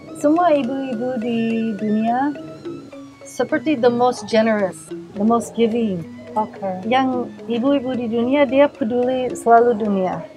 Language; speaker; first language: Indonesian; non-native, learner; English